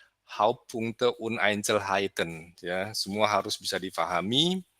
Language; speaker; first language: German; non-native, fluent; Indonesian